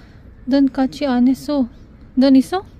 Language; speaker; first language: Korean; non-native, learner; Filipino